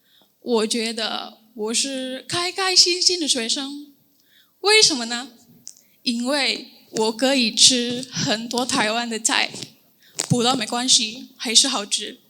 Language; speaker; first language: Chinese; non-native, learner; Indonesian